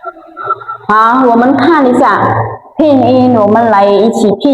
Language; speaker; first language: Chinese; non-native, fluent; Khmer